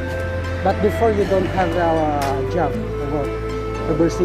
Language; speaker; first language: English; non-native, local second language; Filipino